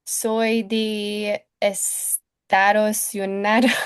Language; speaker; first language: Spanish; non-native, learner; English